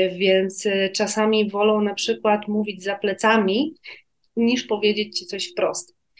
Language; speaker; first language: Polish; native; Polish